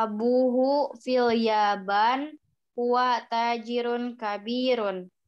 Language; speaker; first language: Arabic; non-native, learner; Indonesian